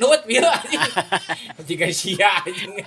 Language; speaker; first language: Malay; non-native, local second language; Sundanese